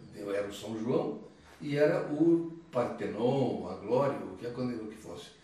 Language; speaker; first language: Portuguese; early bilingual, other home language; Italian